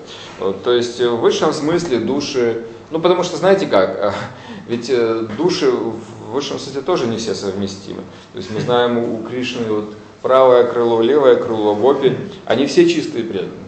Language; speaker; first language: Russian; native; Russian